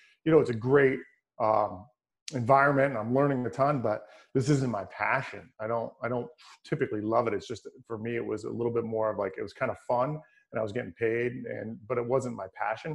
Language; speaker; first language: English; native; English